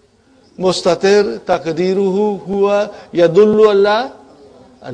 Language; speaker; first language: Arabic; non-native, fluent; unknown